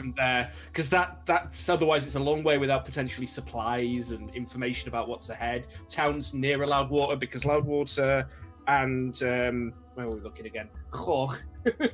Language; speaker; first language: English; native; English